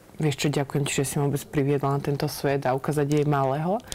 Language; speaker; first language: Slovak; native; Slovak